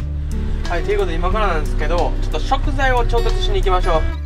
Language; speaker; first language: Japanese; native; Japanese